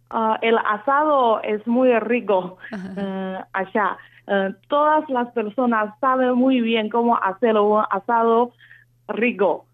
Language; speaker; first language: Spanish; non-native, fluent; Chinese